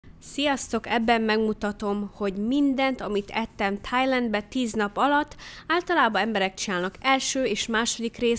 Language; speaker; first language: Hungarian; early bilingual, heritage; Hungarian